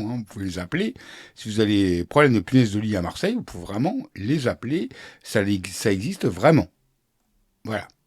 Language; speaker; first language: French; native; French